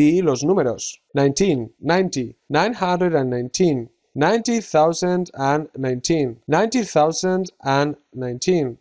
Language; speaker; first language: Spanish; native; Spanish